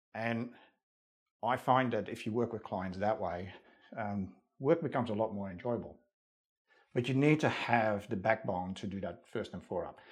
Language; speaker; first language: English; non-native, fluent; Dutch